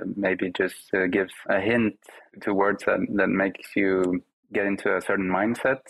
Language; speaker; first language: English; non-native, fluent; Swedish